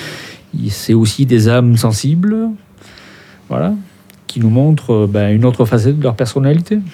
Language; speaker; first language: French; native; French